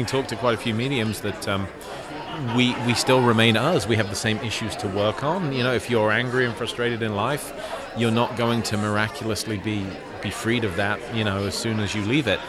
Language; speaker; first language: English; native; English